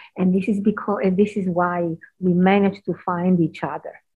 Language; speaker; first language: English; non-native, fluent; Italian